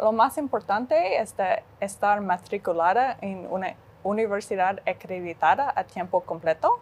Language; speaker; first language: Spanish; non-native, fluent; English